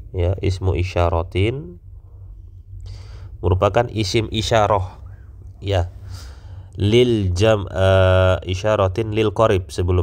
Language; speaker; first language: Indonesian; native; Indonesian